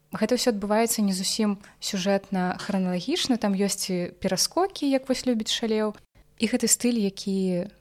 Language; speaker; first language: Belarusian; non-native, local second language; Russian